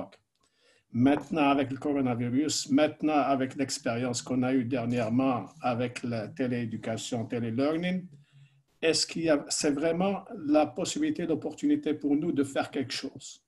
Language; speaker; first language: French; non-native, local second language; Arabic